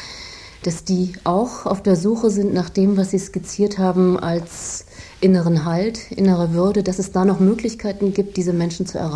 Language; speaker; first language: German; native; German